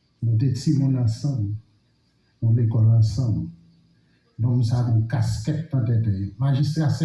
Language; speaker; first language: French; non-native, local second language; Haitian Creole